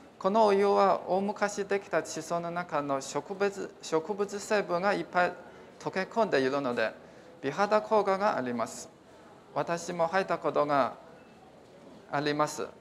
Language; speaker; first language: Japanese; non-native, fluent; Chinese